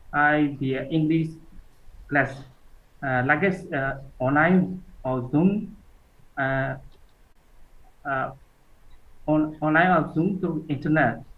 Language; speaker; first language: English; non-native, learner; Burmese